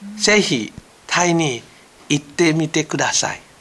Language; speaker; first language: Japanese; non-native, learner; Thai